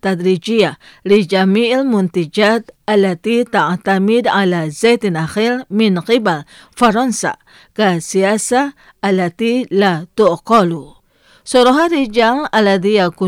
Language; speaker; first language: Arabic; non-native, fluent; Indonesian